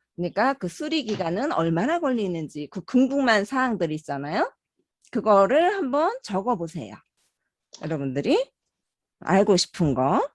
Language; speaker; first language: Korean; native; Korean